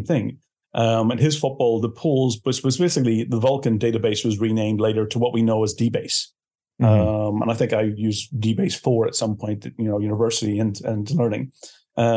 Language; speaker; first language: English; native; English